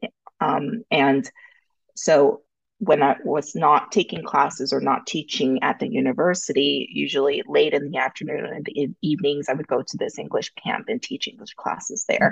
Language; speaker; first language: English; early bilingual, other home language; Korean